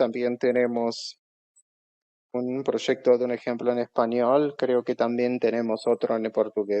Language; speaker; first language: Spanish; non-native, fluent; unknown